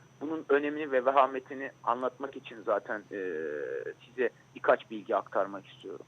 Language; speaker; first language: Turkish; native; Turkish